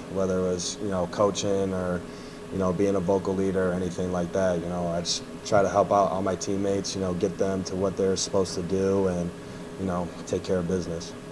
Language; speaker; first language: English; native; English